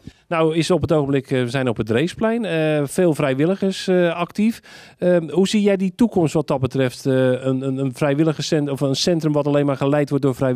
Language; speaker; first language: Dutch; native; Dutch